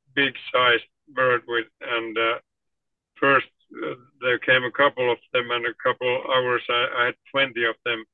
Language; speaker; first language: English; non-native, fluent; Finnish